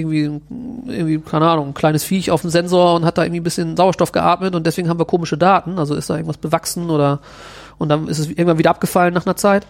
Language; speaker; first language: German; native; German